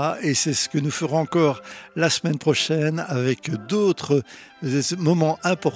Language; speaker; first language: French; native; French